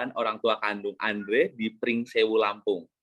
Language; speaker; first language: Indonesian; native; Indonesian